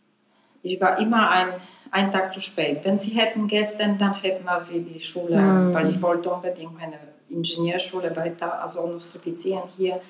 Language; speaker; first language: German; non-native, fluent; Polish